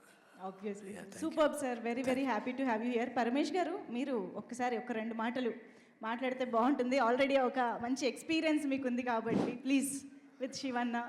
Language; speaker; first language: Telugu; native; Telugu